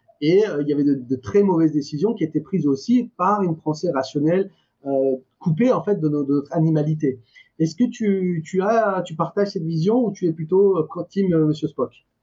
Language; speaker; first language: French; non-native, fluent; Persian